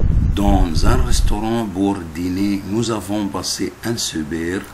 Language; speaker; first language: French; non-native, fluent; Arabic